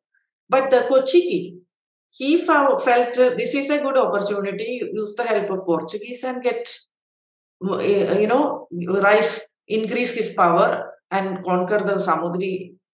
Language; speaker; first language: English; non-native, local second language; Malayalam